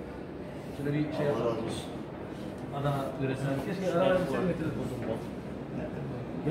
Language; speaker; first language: Turkish; native; Turkish